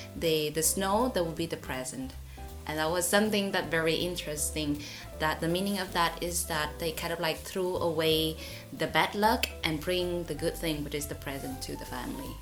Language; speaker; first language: English; non-native, fluent; Vietnamese